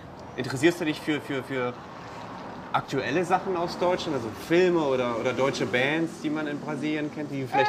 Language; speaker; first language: German; native; German